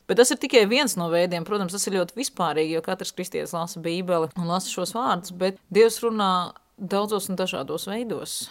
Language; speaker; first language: Latvian; native; Latvian